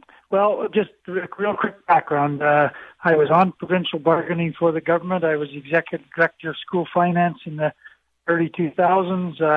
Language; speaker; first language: English; native; English